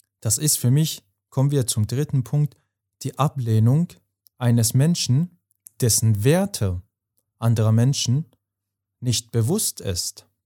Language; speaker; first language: German; non-native, fluent; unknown